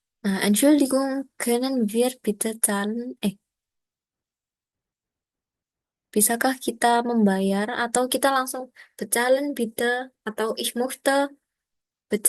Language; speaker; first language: German; non-native, learner; Indonesian